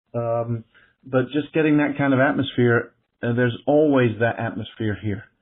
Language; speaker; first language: English; native; English